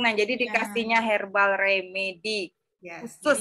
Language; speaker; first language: Indonesian; native; Indonesian